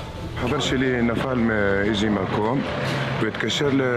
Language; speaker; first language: Hebrew; non-native, local second language; Arabic